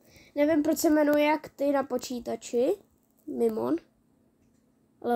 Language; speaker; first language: Czech; early bilingual, other home language; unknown